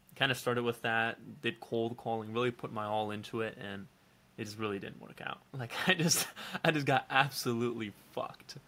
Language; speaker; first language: English; non-native, fluent; Dutch